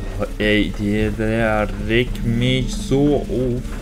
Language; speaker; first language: German; non-native, fluent; Polish